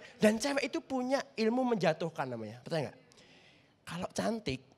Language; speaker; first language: Indonesian; native; Indonesian